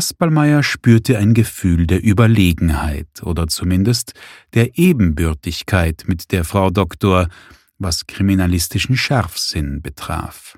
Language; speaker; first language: German; native; German